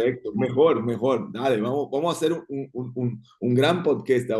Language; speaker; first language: Spanish; non-native, fluent; Portuguese